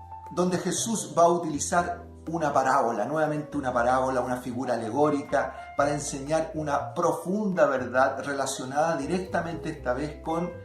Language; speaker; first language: Spanish; native; Spanish